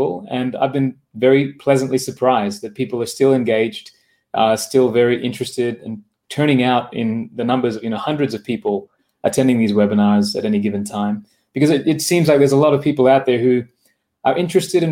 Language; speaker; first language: English; native; English